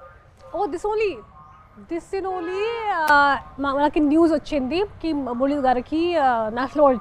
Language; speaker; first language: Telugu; non-native, fluent; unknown